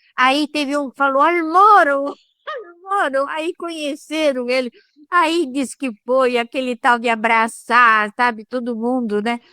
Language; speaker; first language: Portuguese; early bilingual, other home language; Italian